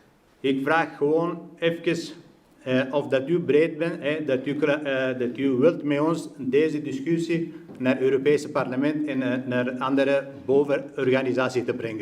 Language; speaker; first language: Dutch; non-native, fluent; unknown